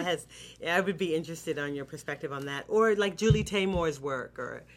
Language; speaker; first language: English; native; English